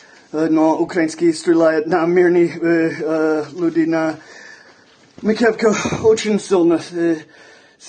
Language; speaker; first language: Russian; non-native, learner; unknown